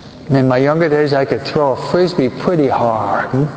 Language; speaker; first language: English; native; English